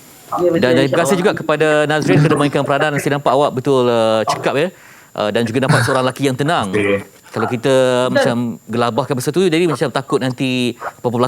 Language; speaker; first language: Malay; native; Malay